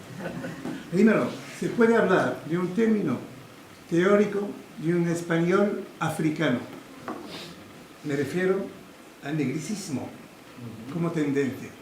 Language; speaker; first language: Spanish; non-native, fluent; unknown